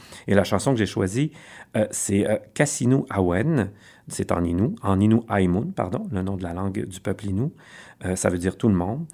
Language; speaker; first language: French; native; French